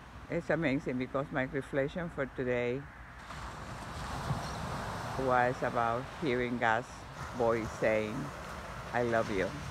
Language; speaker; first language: English; non-native, fluent; Spanish